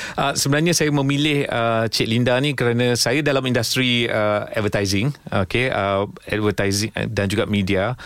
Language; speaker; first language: Malay; non-native, local second language; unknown